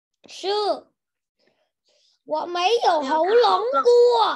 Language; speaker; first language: Chinese; non-native, learner; Vietnamese